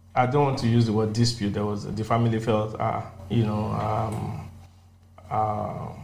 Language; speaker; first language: English; non-native, local second language; Yoruba